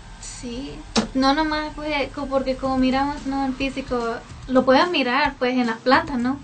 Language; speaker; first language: Spanish; early bilingual, heritage; Spanish